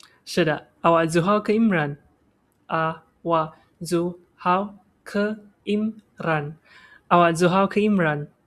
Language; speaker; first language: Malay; non-native, local second language; Chinese